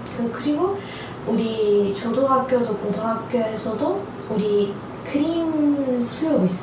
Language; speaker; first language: Korean; non-native, learner; Turkish